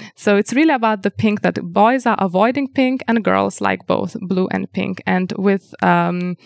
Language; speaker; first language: English; non-native, fluent; Lithuanian